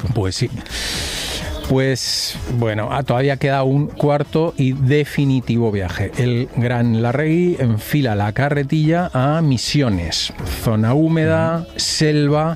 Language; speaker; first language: Spanish; native; Spanish